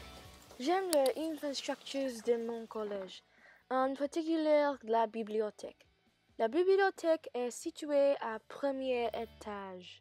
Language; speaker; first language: French; non-native, learner; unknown